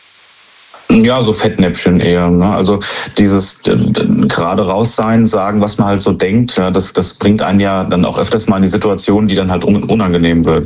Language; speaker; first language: German; native; German